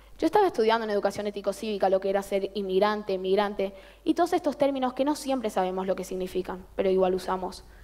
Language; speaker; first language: Spanish; native; Spanish